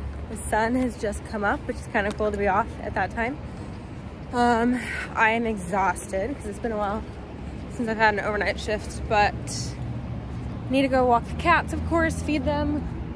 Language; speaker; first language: English; native; English